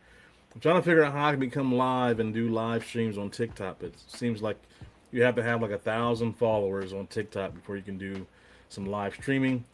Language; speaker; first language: English; native; English